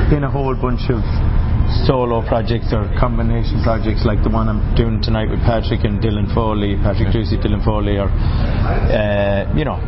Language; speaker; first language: English; native; English